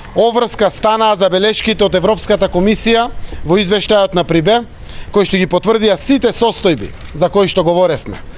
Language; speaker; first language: Macedonian; native; Macedonian